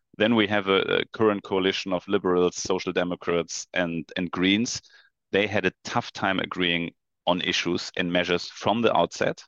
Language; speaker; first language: English; non-native, fluent; German